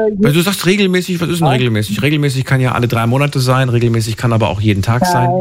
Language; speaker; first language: German; native; German